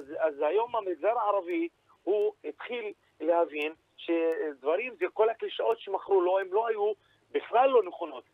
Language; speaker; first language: Hebrew; native; Hebrew